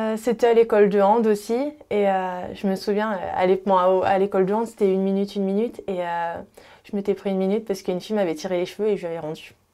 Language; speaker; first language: French; native; French